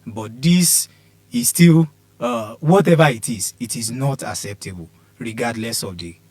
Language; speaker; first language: English; non-native, local second language; Yoruba